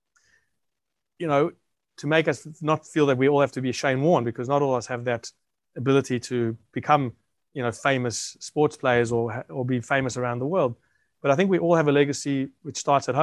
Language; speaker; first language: English; native; English